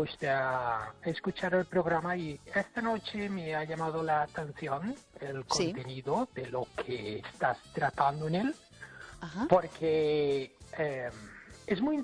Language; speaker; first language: Spanish; non-native, fluent; English